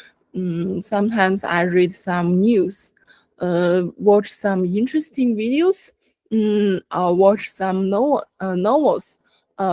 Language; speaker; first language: English; non-native, learner; Chinese